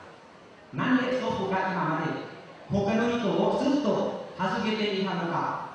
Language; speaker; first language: Japanese; non-native, learner; Lao